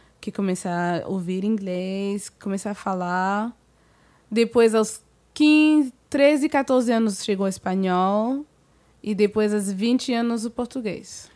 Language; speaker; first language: Portuguese; non-native, fluent; French